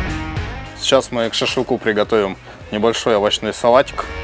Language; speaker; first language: Russian; native; Russian